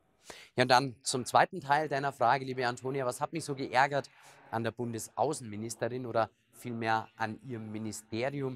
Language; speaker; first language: German; native; German